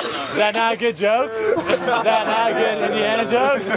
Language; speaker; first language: English; native; English